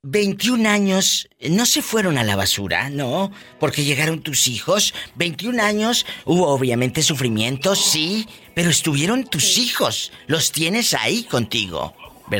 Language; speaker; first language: Spanish; native; Spanish